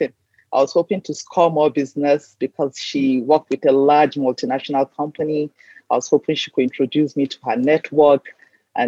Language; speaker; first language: English; non-native, local second language; Hausa